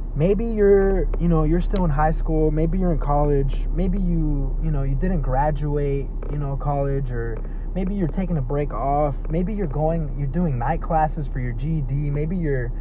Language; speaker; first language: English; native; English